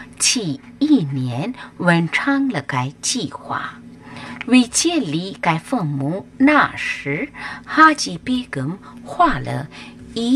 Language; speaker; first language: Chinese; non-native, fluent; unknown